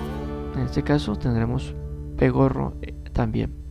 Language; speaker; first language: Spanish; native; Spanish